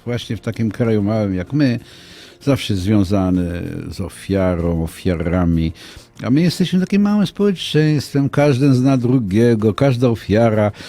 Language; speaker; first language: Polish; non-native, fluent; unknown